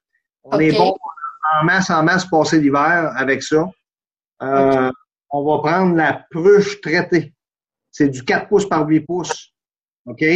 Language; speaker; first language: French; native; French